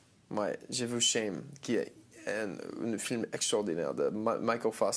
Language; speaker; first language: French; non-native, learner; English